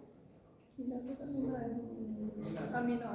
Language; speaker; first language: Spanish; native; Spanish